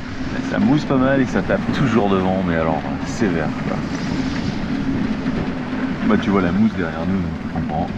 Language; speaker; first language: French; native; French